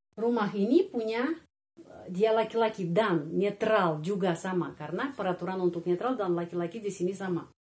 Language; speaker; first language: Indonesian; non-native, fluent; Russian